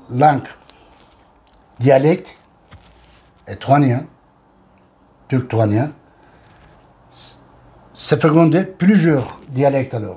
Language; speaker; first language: French; non-native, learner; Turkish